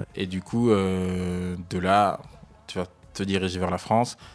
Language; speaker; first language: French; native; French